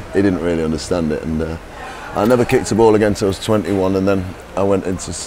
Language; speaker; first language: English; native; English